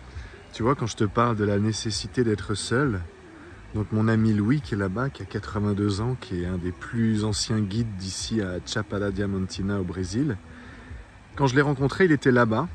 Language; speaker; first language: French; native; French